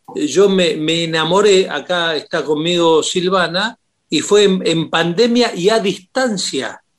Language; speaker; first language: Spanish; native; Spanish